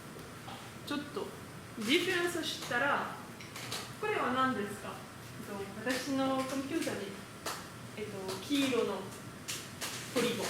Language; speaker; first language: Japanese; non-native, learner; French